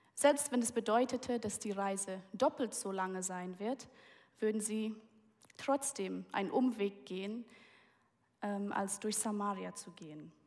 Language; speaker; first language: German; early bilingual, heritage; German